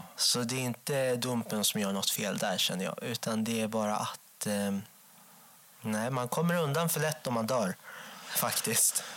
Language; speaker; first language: Swedish; native; Swedish